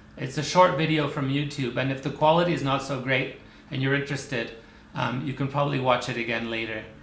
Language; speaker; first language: English; native; English